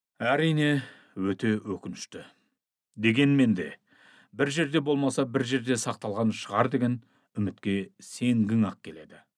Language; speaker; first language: Kazakh; native; Kazakh